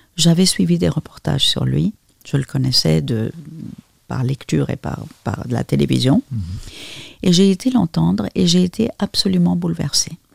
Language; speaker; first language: French; non-native, fluent; Spanish